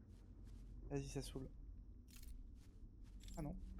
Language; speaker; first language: French; native; French